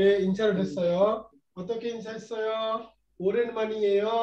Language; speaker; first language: Korean; non-native, learner; Bangla